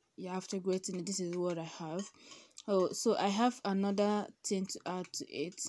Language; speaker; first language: English; non-native, local second language; Igbo